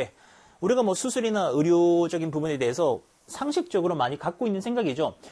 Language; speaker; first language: Korean; native; Korean